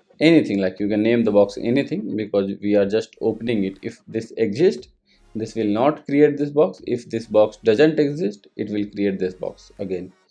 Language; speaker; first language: English; non-native, local second language; Hindi